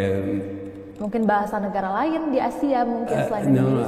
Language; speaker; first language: Indonesian; native; Indonesian